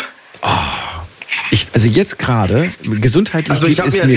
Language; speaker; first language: German; native; German